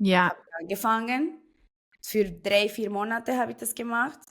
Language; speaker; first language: German; non-native, fluent; Spanish